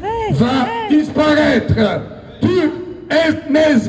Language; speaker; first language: French; non-native, local second language; Luxembourgish